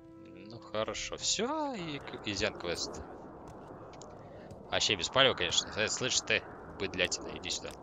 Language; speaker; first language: Russian; native; Russian